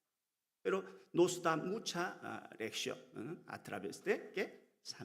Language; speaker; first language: Spanish; non-native, learner; Korean